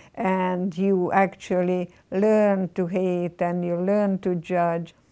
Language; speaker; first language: English; non-native, fluent; Hungarian